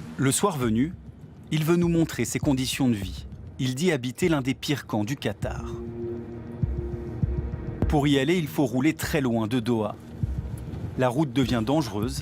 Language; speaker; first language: French; native; French